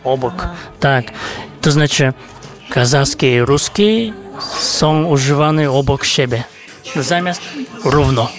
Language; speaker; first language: Polish; non-native, fluent; Kazakh